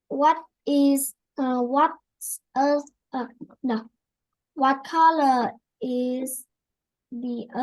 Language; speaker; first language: English; non-native, learner; Vietnamese